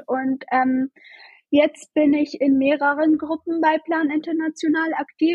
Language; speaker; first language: German; non-native, fluent; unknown